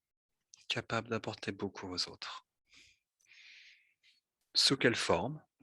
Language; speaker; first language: French; native; French